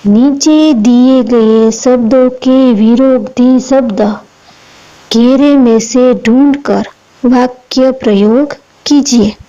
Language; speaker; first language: Hindi; non-native, local second language; Gujarati